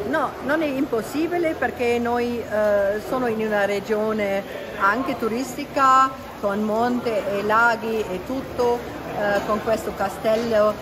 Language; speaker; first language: Italian; non-native, learner; German